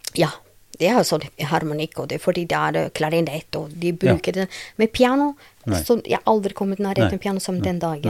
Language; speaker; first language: Norwegian; non-native, learner; Albanian